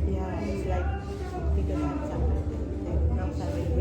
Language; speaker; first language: English; non-native, learner; Tibetan